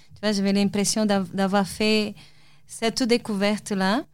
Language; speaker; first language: French; non-native, fluent; Portuguese